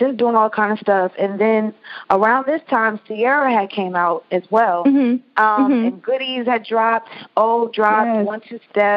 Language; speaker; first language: English; native; English